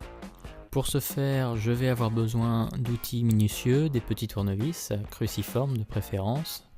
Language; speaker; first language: French; native; French